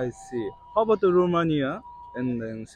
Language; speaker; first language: English; non-native, learner; Japanese